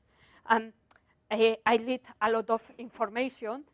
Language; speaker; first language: English; non-native, learner; Spanish